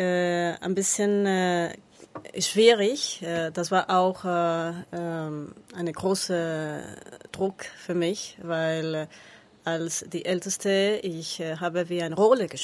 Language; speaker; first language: German; non-native, learner; Spanish